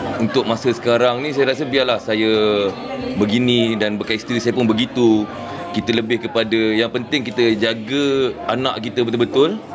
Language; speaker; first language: Malay; native; Malay